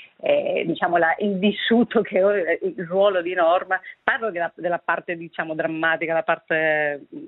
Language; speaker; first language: Italian; non-native, fluent; Spanish